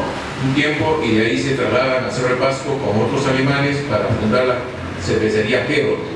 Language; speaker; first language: Spanish; native; Spanish